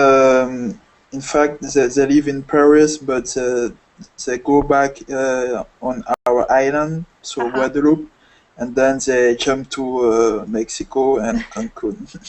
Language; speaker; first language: English; non-native, fluent; French